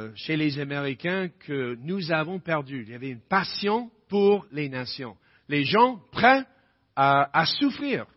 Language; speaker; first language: French; non-native, fluent; English